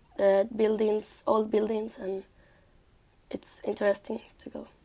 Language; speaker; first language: English; non-native, learner; Spanish